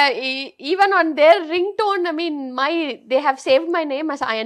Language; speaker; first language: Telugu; non-native, fluent; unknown